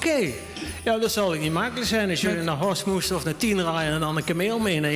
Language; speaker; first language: Dutch; native; Dutch